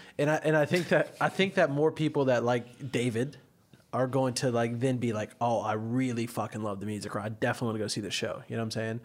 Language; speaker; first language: English; native; English